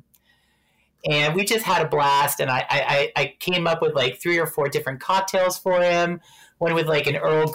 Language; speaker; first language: English; native; English